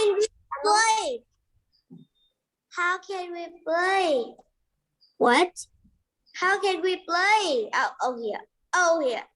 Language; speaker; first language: English; non-native, learner; Vietnamese